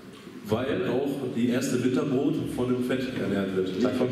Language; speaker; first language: German; native; German